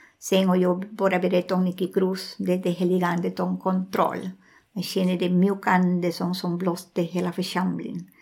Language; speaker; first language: Swedish; non-native, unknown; Spanish